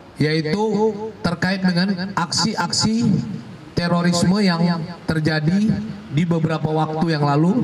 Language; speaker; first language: Indonesian; native; Indonesian